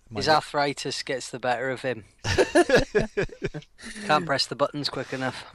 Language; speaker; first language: English; native; English